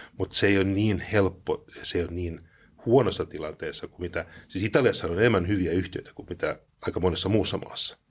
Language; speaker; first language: Finnish; early bilingual, heritage; Finnish